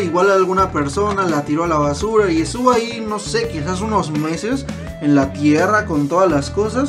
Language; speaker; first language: Spanish; native; Spanish